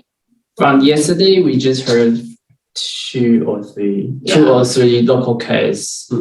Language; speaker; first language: English; non-native, learner; Chinese